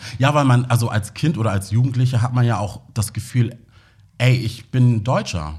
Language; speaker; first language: German; native; German